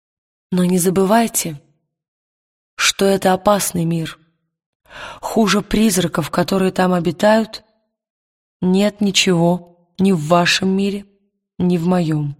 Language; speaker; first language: Russian; native; Russian